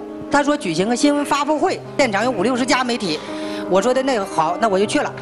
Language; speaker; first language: Chinese; native; Chinese